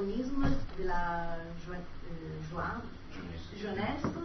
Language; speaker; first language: French; non-native, learner; Italian